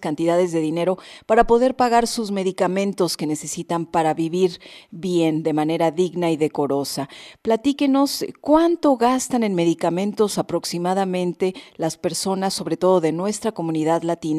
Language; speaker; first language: Spanish; native; Spanish